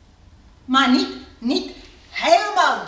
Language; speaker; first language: Dutch; non-native, learner; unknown